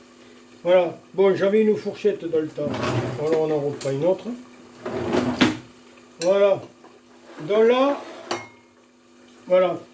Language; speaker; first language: French; native; French